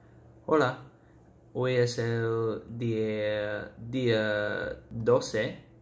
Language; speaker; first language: Spanish; non-native, learner; English